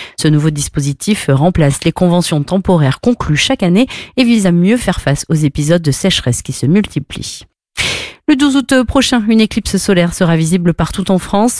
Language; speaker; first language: French; native; French